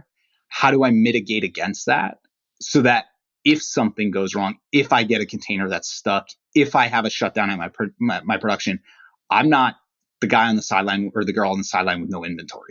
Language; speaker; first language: English; native; English